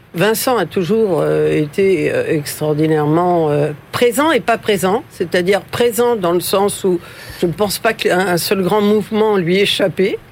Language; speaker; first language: French; early bilingual, other home language; Spanish